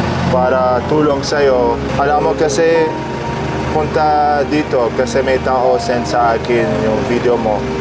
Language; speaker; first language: Filipino; non-native, learner; Arabic